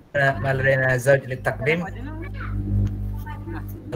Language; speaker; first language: Arabic; non-native, learner; Indonesian